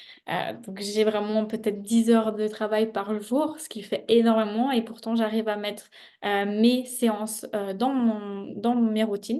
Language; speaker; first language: French; native; French